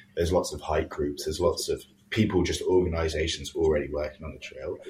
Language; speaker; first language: English; native; English